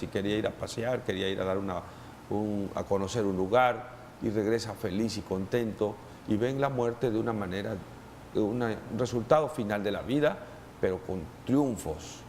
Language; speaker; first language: Spanish; native; Spanish